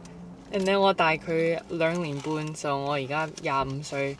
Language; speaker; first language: Cantonese; early bilingual, heritage; English